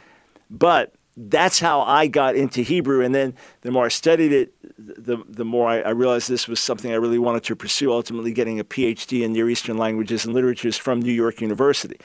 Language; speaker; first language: English; native; English